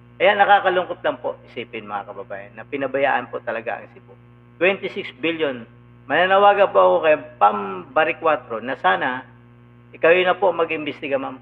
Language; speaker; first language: Filipino; non-native, local second language; Cebuano